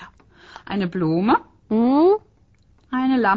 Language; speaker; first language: German; non-native, fluent; Finnish